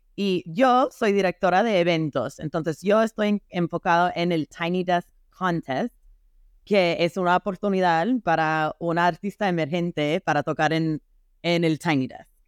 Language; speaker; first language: Spanish; non-native, fluent; English